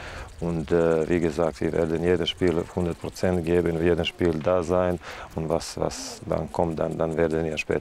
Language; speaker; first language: German; non-native, fluent; Serbian